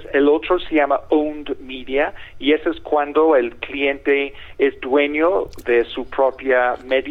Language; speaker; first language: Spanish; non-native, fluent; English